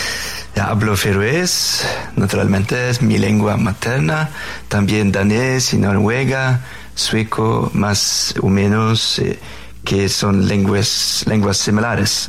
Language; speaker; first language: Spanish; non-native, learner; Faroese